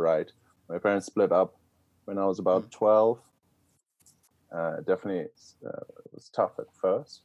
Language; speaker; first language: English; native; English